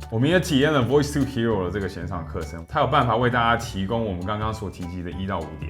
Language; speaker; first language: Chinese; native; Chinese